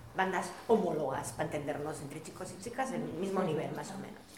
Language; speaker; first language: Spanish; non-native, local second language; Galician